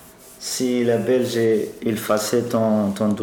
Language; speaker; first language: French; non-native, learner; Persian